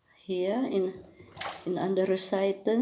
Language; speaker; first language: German; non-native, learner; Filipino